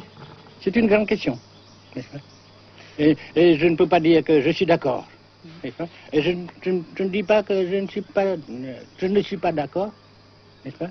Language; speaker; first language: French; non-native, fluent; Vietnamese